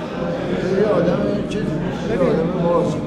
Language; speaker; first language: Persian; native; Persian